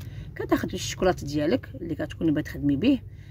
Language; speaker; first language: Arabic; native; Arabic